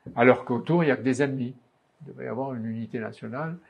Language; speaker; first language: French; native; French